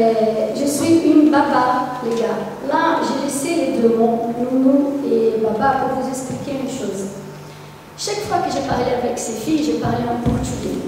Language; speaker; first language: French; non-native, fluent; Portuguese